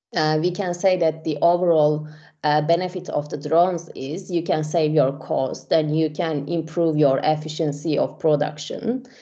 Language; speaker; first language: English; non-native, fluent; Turkish